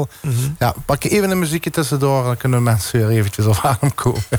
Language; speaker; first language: Dutch; native; Dutch